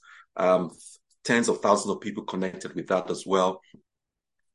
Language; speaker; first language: English; non-native, local second language; Yoruba